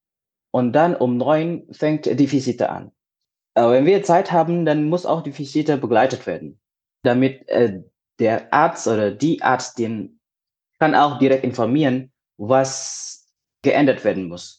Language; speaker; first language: German; non-native, fluent; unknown